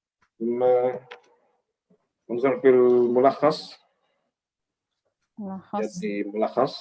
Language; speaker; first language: Arabic; non-native, fluent; Indonesian